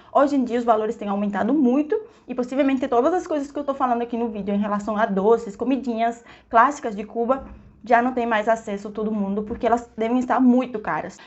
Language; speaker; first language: Portuguese; non-native, fluent; Spanish